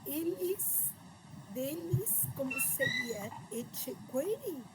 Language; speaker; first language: Portuguese; non-native, fluent; Spanish